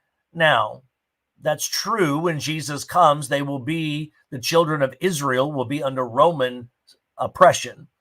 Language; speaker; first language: English; native; English